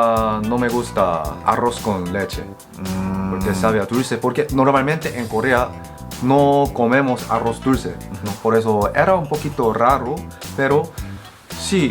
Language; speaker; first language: Spanish; non-native, fluent; Korean